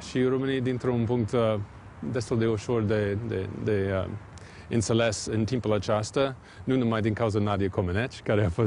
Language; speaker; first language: Romanian; non-native, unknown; English